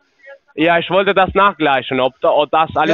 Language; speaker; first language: German; non-native, learner; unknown